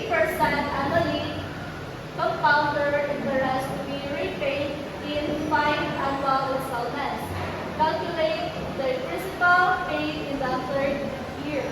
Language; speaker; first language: English; non-native, local second language; Cebuano